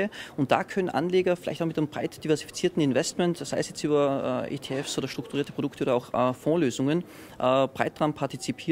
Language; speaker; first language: German; native; German